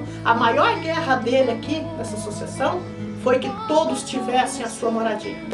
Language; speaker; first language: Portuguese; native; Portuguese